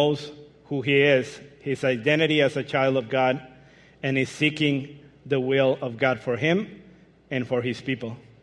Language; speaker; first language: English; non-native, fluent; Spanish